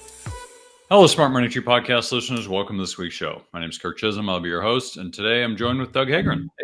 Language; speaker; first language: English; native; English